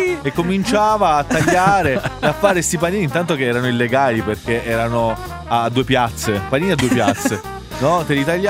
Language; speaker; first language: Italian; native; Italian